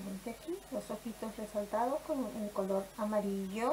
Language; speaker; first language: Spanish; native; Spanish